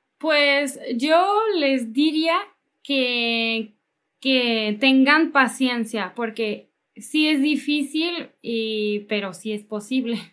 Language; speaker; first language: Spanish; non-native, fluent; French